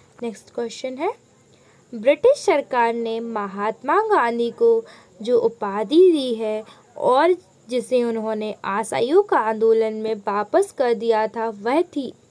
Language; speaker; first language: Hindi; native; Hindi